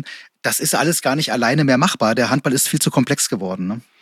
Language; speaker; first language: German; native; German